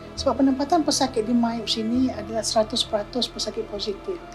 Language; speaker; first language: Malay; native; Malay